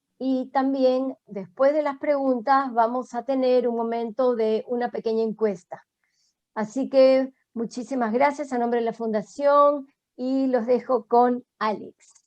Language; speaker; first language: Spanish; native; Spanish